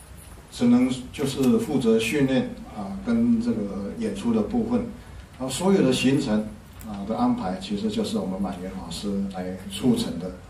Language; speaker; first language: Chinese; native; Chinese